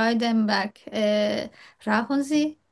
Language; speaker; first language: German; non-native, learner; Turkish